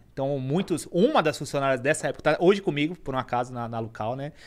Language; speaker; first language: Portuguese; native; Portuguese